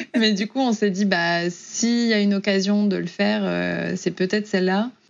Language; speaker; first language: French; native; French